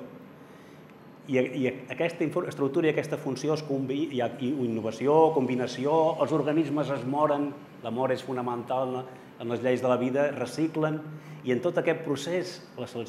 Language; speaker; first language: Catalan; native; Catalan